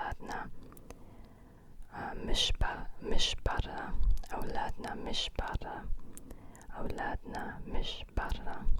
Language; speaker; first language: Arabic; non-native, learner; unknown